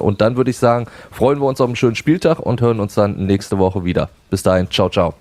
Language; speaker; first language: German; native; German